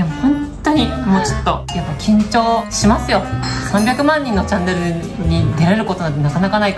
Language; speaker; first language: Japanese; native; Japanese